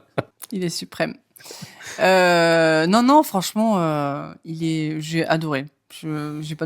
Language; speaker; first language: French; native; French